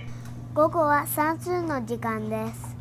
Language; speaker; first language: Japanese; early bilingual, heritage; Japanese